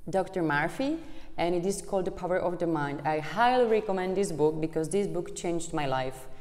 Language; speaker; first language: English; non-native, fluent; Czech